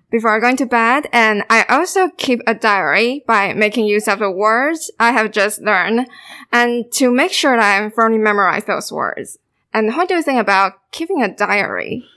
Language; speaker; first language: English; non-native, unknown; Chinese